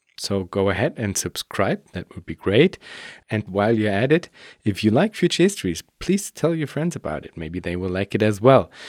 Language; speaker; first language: English; non-native, fluent; German